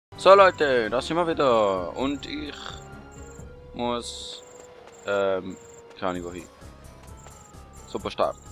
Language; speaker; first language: German; native; German